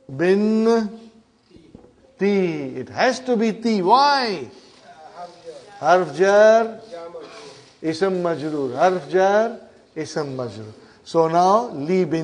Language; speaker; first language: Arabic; non-native, fluent; English